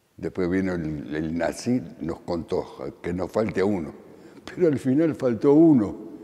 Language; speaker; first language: Spanish; early bilingual, other home language; Polish